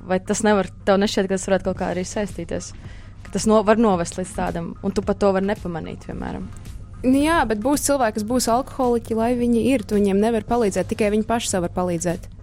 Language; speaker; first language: Latvian; native; Latvian